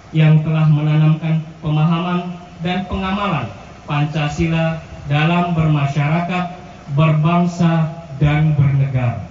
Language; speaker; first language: Indonesian; native; Indonesian